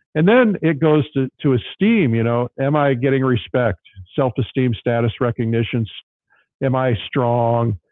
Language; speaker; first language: English; native; English